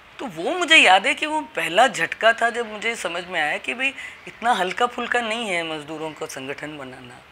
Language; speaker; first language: Hindi; native; Hindi